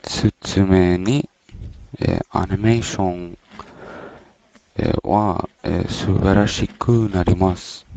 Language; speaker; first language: Japanese; non-native, learner; English